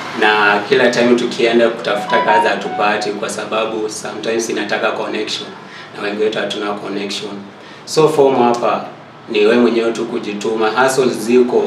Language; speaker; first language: Swahili; native; Swahili